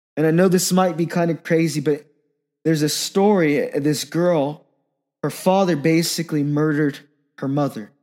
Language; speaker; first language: English; native; English